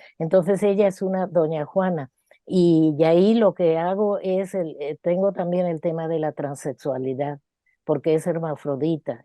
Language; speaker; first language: Spanish; native; Spanish